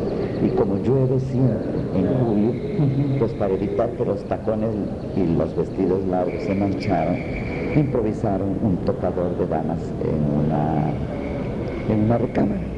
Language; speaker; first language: Spanish; native; Spanish